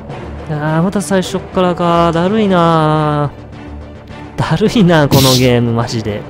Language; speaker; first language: Japanese; native; Japanese